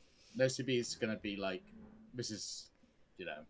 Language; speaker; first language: English; native; English